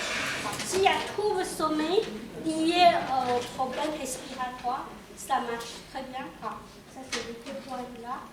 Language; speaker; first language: French; non-native, local second language; Chinese